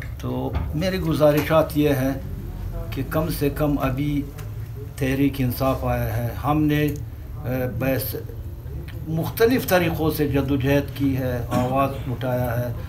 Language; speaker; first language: Urdu; non-native, local second language; Hazaragi